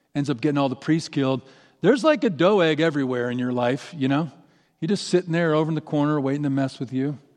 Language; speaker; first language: English; native; English